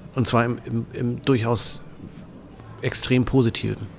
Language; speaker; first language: German; native; German